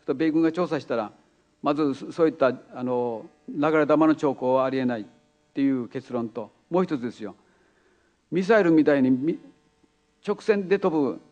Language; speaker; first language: Japanese; native; Japanese